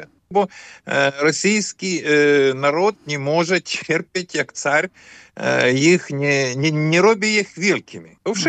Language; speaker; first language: Polish; non-native, fluent; Ukrainian